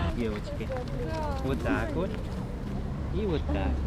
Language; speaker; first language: Russian; native; Russian